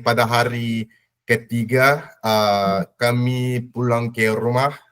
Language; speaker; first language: Indonesian; non-native, learner; English